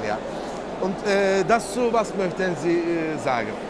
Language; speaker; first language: German; non-native, learner; Turkish